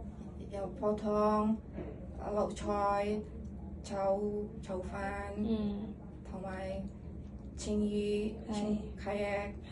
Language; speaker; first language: Cantonese; non-native, local second language; Indonesian